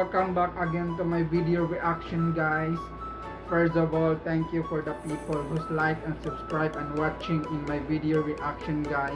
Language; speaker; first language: English; non-native, local second language; Filipino